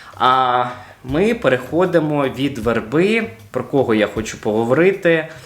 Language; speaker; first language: Ukrainian; non-native, local second language; Russian